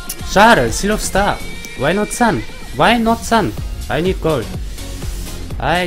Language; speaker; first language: English; non-native, learner; German